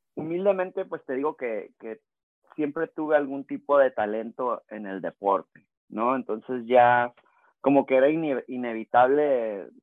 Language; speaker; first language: Spanish; native; Spanish